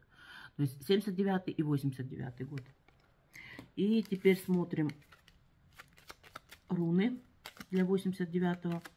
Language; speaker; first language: Russian; native; Russian